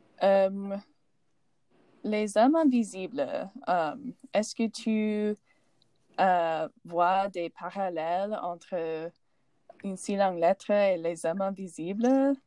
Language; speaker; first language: French; non-native, learner; English